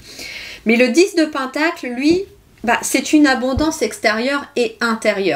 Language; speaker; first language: French; native; French